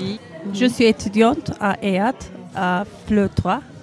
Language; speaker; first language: French; non-native, learner; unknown